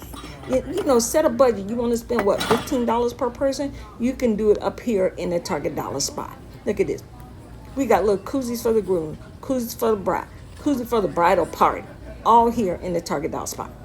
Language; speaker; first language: English; native; English